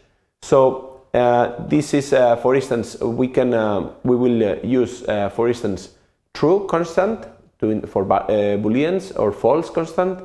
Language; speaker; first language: English; non-native, fluent; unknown